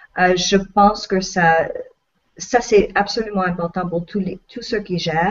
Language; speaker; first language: French; non-native, local second language; English